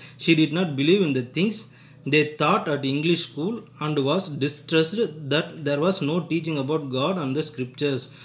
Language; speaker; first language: English; non-native, local second language; Tamil